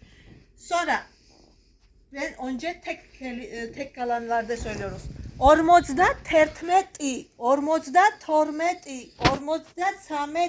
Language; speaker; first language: Turkish; non-native, fluent; Georgian